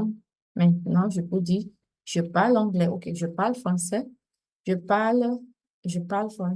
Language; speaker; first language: French; non-native, fluent; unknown